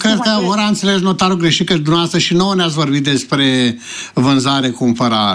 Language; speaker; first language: Romanian; native; Romanian